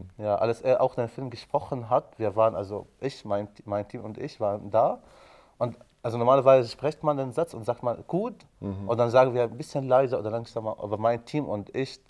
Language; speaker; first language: German; non-native, fluent; Arabic